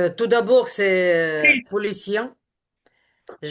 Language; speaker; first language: French; non-native, learner; Ukrainian